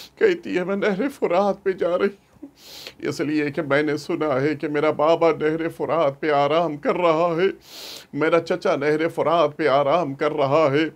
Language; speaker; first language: Urdu; native; Urdu